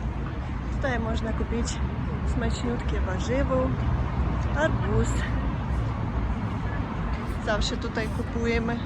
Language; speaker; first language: Polish; non-native, learner; Russian